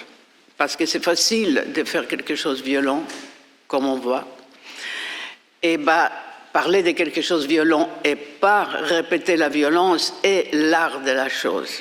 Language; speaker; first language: French; non-native, fluent; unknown